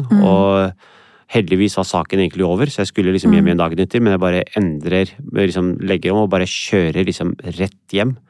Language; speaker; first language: Norwegian; early bilingual, other home language; Punjabi